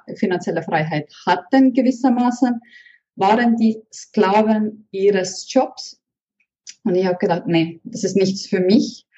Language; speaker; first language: German; non-native, fluent; Estonian